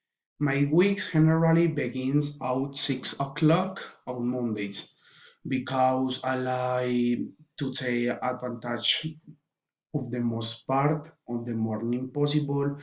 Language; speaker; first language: English; non-native, learner; Spanish